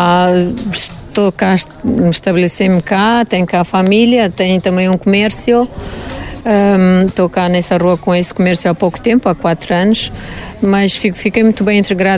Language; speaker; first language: Portuguese; non-native, fluent; Romanian